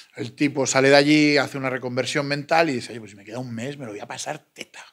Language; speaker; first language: Spanish; native; Spanish